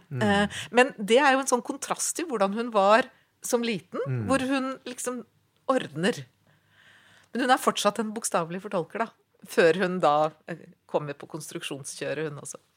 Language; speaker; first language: Norwegian; native; Norwegian